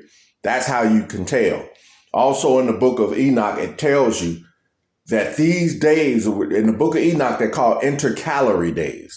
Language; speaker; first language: English; native; English